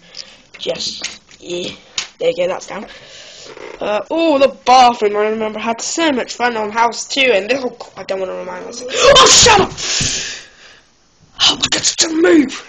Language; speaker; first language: English; native; English